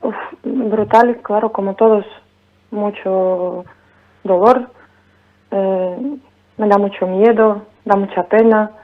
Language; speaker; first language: Spanish; non-native, fluent; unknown